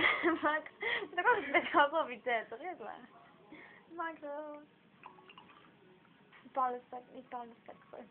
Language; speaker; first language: French; native; French